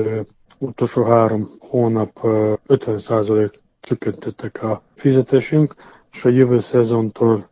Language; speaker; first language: Hungarian; non-native, fluent; Serbian